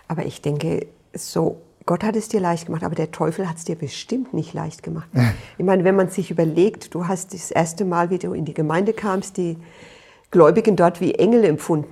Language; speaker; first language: German; native; German